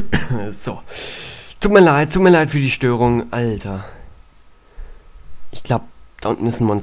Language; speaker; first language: German; native; German